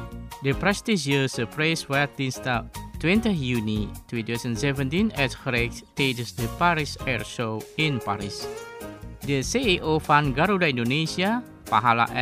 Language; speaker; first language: Dutch; non-native, fluent; Indonesian